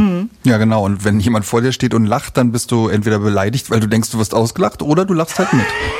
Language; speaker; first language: German; native; German